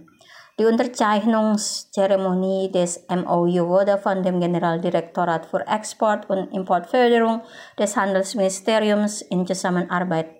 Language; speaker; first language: German; non-native, fluent; Indonesian